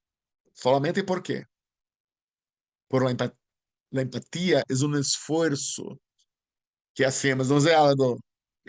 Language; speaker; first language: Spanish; non-native, learner; Portuguese